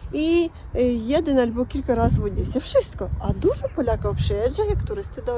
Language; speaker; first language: Polish; non-native, fluent; Russian